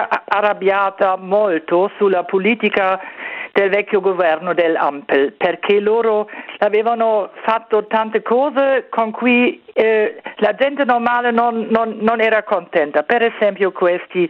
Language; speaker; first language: Italian; non-native, fluent; German